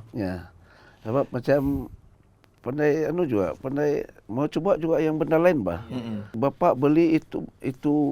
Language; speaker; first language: Malay; non-native, local second language; Central Dusun